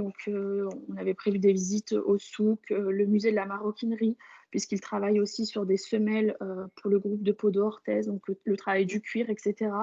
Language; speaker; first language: French; native; French